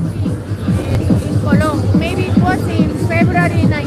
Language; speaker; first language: English; non-native, fluent; Spanish